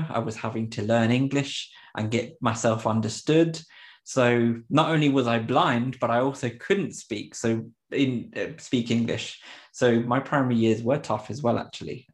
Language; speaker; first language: English; early bilingual, other home language; Spanish